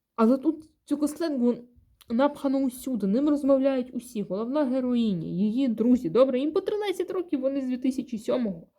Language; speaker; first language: Ukrainian; non-native, local second language; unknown